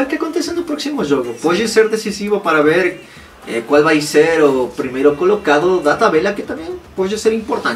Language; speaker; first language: Portuguese; non-native, fluent; Spanish